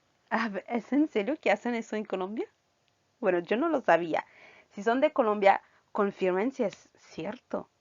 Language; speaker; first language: Spanish; non-native, fluent; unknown